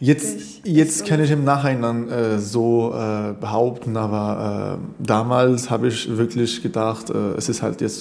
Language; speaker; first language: German; non-native, fluent; Persian